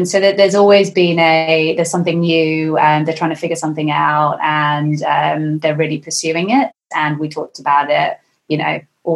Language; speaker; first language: English; native; English